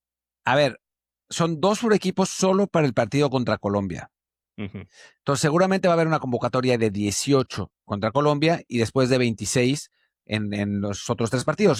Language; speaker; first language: Spanish; native; Spanish